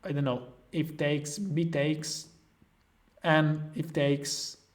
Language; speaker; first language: English; non-native, fluent; Italian